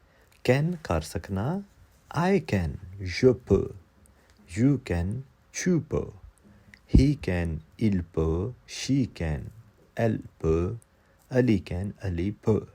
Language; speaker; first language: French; non-native, fluent; Urdu